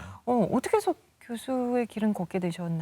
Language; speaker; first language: Korean; native; Korean